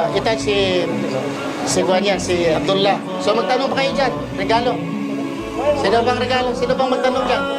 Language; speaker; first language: Filipino; non-native, local second language; Cebuano